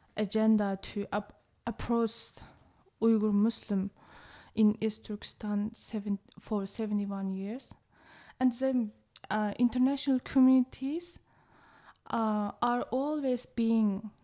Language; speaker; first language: English; non-native, learner; Chinese